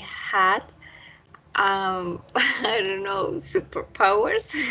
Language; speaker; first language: English; non-native, learner; Spanish